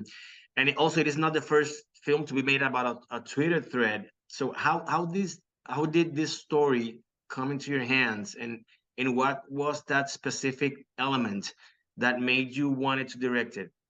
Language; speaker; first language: English; non-native, local second language; Spanish